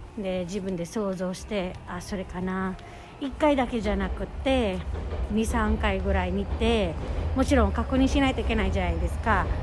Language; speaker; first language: Japanese; non-native, learner; Filipino